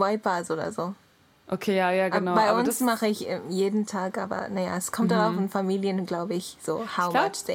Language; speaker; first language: German; non-native, learner; Japanese